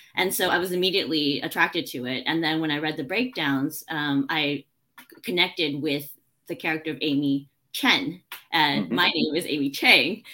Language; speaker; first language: English; early bilingual, other home language; Chinese